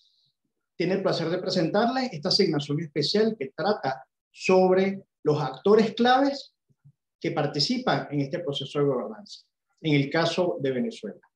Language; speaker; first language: Spanish; native; Spanish